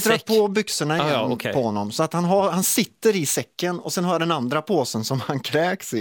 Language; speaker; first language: Swedish; native; Swedish